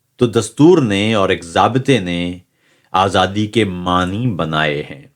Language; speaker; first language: Urdu; native; Urdu